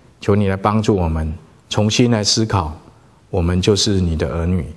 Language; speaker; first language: Chinese; native; Chinese